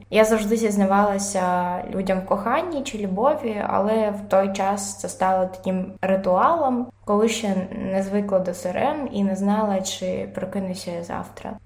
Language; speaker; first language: Ukrainian; non-native, local second language; Russian